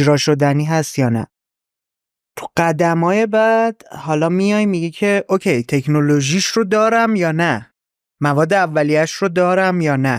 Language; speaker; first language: Persian; native; Persian